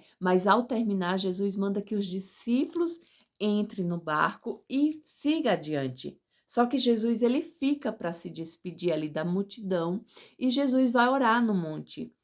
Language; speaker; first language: Portuguese; native; Portuguese